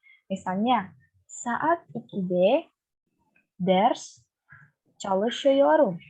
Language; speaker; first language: Turkish; non-native, fluent; Indonesian